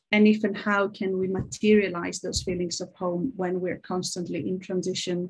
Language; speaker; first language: English; non-native, fluent; Greek